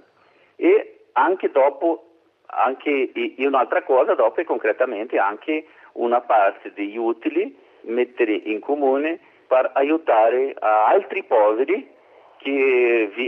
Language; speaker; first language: Italian; non-native, learner; Portuguese